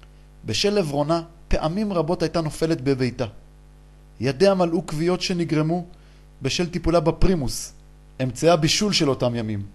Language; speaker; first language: Hebrew; native; Hebrew